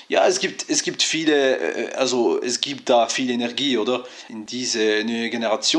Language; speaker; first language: German; non-native, fluent; French